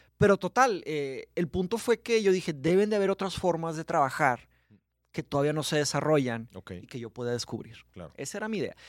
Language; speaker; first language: Spanish; early bilingual, other home language; Portuguese